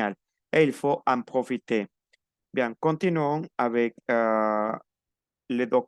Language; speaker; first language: French; non-native, fluent; Spanish